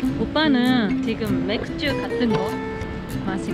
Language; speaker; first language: Korean; non-native, learner; Japanese